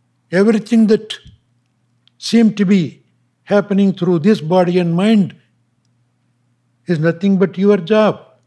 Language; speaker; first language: English; non-native, local second language; Tamil